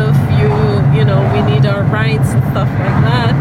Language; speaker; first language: English; native; English